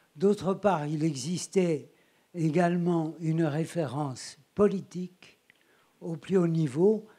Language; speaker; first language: French; native; French